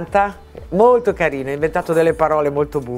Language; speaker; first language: Italian; native; Italian